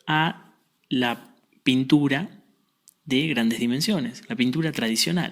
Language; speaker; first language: Spanish; native; Spanish